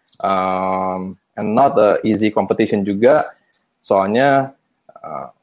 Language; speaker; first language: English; non-native, fluent; Indonesian